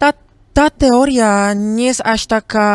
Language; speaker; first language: Polish; early bilingual, heritage; Polish